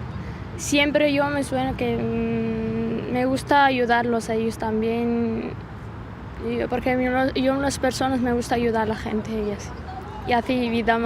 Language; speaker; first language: Spanish; non-native, learner; Arabic